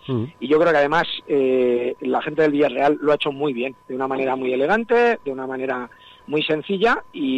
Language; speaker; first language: Spanish; native; Spanish